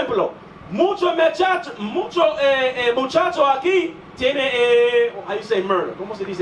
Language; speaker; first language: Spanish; non-native, learner; English